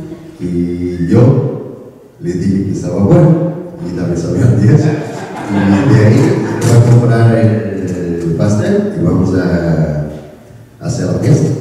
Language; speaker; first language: Spanish; non-native, learner; Korean